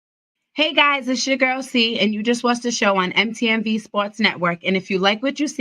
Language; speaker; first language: English; native; English